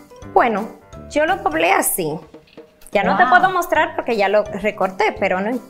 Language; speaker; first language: Spanish; native; Spanish